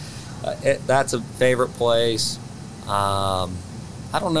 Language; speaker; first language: English; native; English